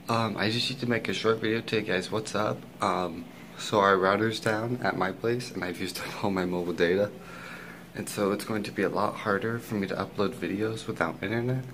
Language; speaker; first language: English; native; English